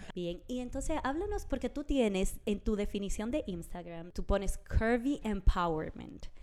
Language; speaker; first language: Spanish; native; Spanish